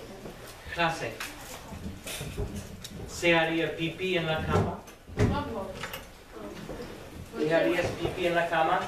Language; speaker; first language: Spanish; non-native, fluent; English